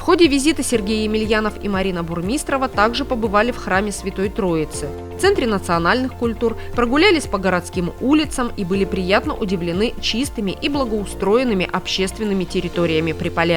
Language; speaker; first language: Russian; native; Russian